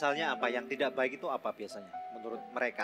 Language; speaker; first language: Indonesian; native; Indonesian